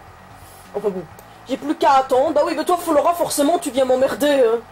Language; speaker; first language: French; native; French